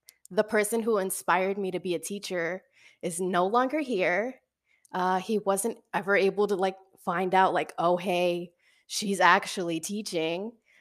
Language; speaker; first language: English; early bilingual, other home language; Spanish